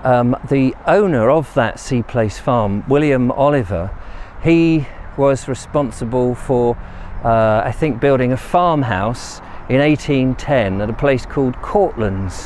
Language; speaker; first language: English; native; English